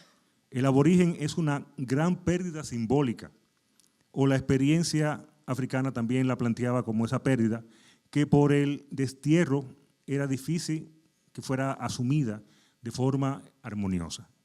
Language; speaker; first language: Spanish; native; Spanish